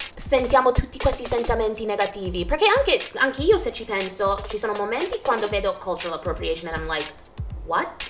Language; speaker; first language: Italian; non-native, fluent; Jamaican Creole English